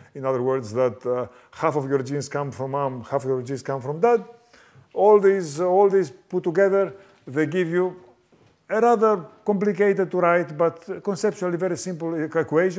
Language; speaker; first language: English; non-native, fluent; Greek